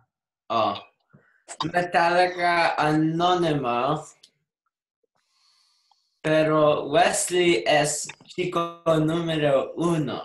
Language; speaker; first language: Spanish; non-native, learner; English